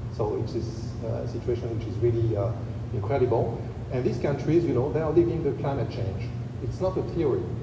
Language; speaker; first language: English; non-native, fluent; French